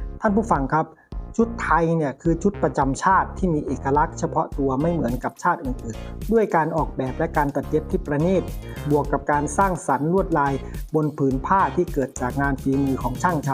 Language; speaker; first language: Thai; native; Thai